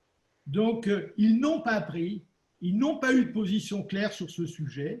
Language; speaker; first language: French; native; French